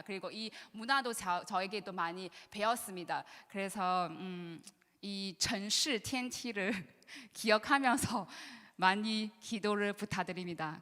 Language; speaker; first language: Korean; non-native, learner; Chinese